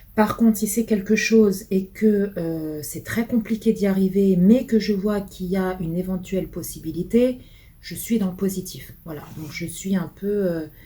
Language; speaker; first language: French; early bilingual, other home language; Portuguese